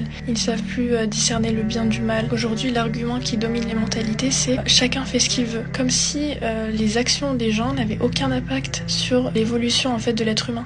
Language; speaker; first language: French; native; French